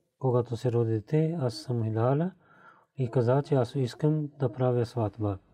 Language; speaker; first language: Bulgarian; non-native, fluent; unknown